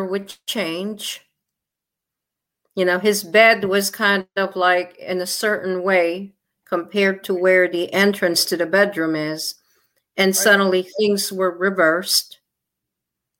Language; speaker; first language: English; non-native, local second language; Filipino